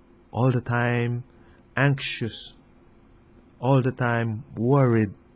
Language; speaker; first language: English; non-native, fluent; Chinese